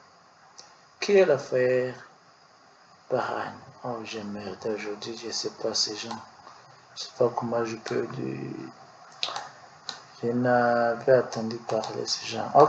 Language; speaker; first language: French; non-native, learner; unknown